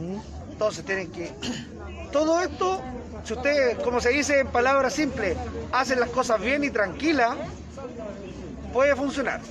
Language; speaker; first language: Spanish; native; Spanish